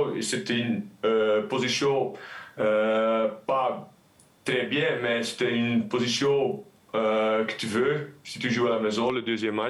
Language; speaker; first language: French; non-native, local second language; Dutch